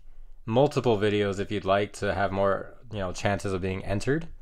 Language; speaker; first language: English; native; English